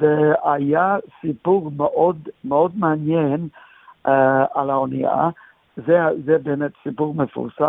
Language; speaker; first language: Hebrew; non-native, fluent; English